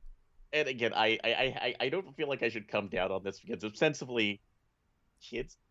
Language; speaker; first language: English; native; English